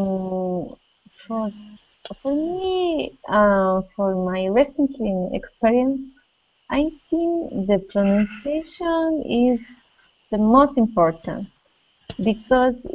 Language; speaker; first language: English; non-native, learner; Spanish